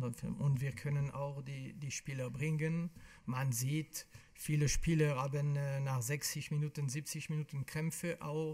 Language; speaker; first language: German; non-native, local second language; French